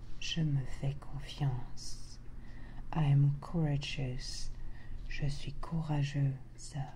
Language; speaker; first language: French; native; French